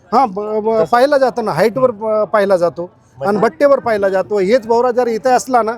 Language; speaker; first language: Marathi; non-native, fluent; Hindi